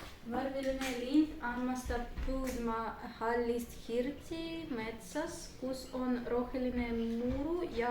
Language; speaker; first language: Estonian; non-native, learner; Russian